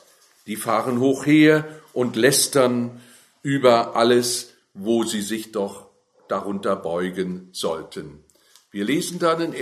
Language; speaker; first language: German; native; German